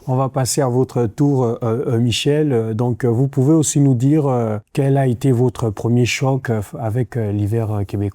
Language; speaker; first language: French; native; French